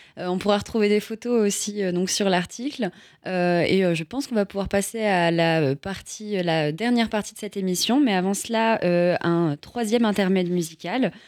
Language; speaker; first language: French; native; French